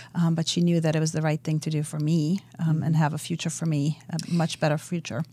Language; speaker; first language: English; early bilingual, other home language; Romanian